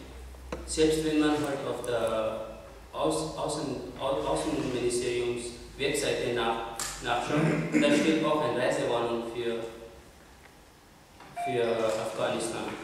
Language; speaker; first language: German; non-native, fluent; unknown